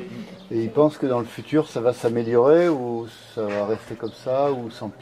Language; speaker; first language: French; native; French